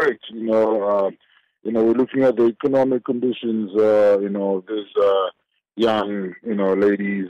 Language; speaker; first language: English; non-native, local second language; Shona